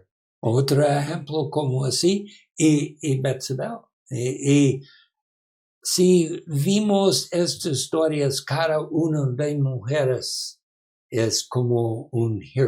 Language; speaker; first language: Spanish; non-native, learner; English